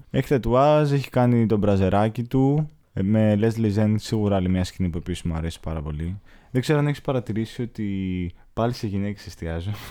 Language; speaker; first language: Greek; native; Greek